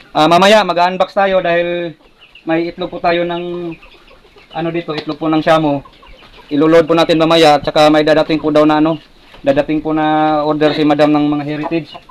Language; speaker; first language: Filipino; non-native, local second language; Cebuano